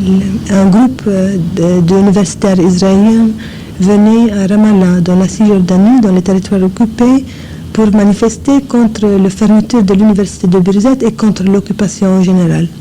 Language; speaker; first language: French; non-native, fluent; English